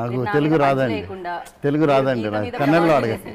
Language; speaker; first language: Telugu; non-native, learner; Kannada